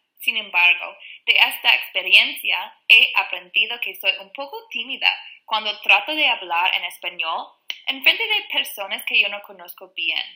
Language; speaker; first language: Spanish; non-native, learner; English